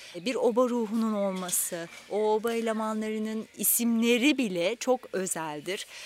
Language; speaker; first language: Turkish; native; Turkish